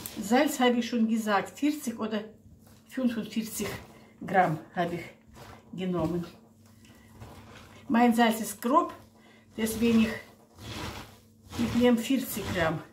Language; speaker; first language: German; non-native, local second language; Russian